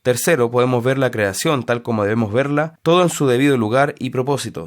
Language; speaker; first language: Spanish; native; Spanish